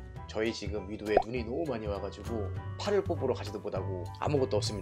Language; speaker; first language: Korean; native; Korean